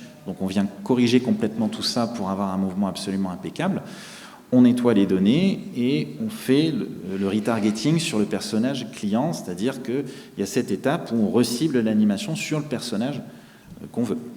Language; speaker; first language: French; native; French